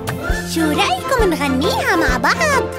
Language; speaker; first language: Arabic; native; Arabic